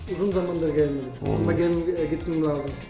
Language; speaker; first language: Turkish; early bilingual, heritage; Turkish